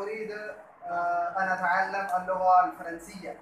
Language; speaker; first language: Arabic; non-native, learner; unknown